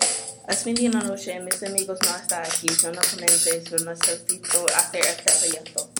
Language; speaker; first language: Spanish; non-native, learner; English